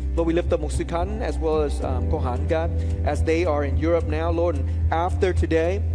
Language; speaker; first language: English; early bilingual, other home language; Vietnamese